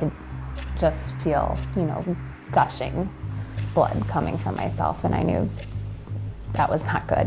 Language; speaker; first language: English; native; English